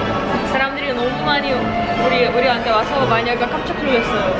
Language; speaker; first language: Korean; non-native, fluent; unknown